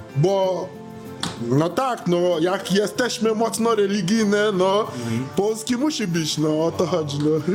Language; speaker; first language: Polish; non-native, learner; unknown